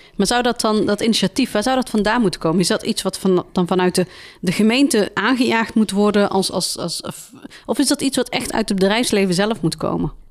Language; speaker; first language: Dutch; early bilingual, other home language; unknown